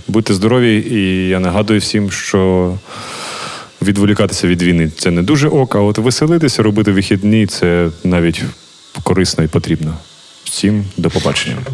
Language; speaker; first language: Ukrainian; non-native, local second language; Russian